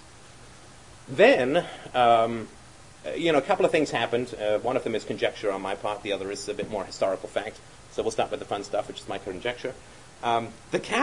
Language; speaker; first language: English; native; English